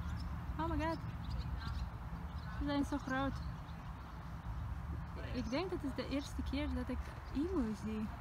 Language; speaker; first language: Dutch; non-native, learner; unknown